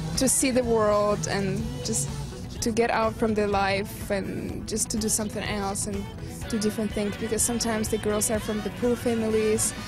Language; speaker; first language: English; non-native, fluent; Russian